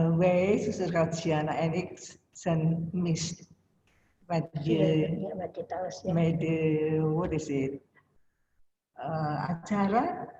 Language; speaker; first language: Dutch; non-native, learner; Indonesian